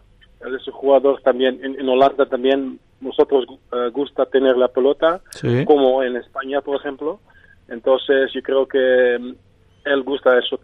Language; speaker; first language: Spanish; non-native, fluent; Dutch